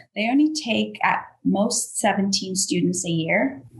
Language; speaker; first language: English; native; English